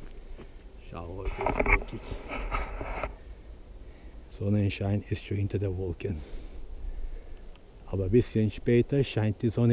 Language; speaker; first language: German; non-native, fluent; Turkish